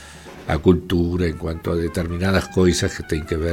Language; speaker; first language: Portuguese; non-native, fluent; Spanish